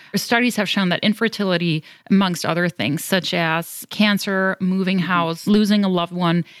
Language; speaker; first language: English; non-native, fluent; German